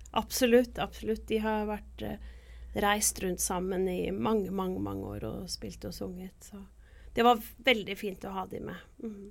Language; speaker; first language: Norwegian; native; Norwegian